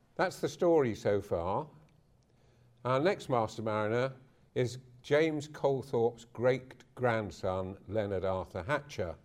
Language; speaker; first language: English; native; English